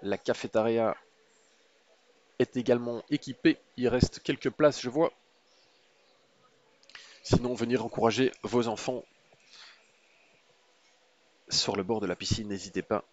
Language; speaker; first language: French; native; French